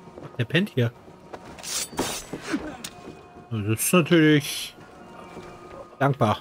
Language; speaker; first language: German; native; German